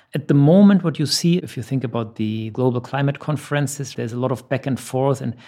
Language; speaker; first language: English; non-native, fluent; German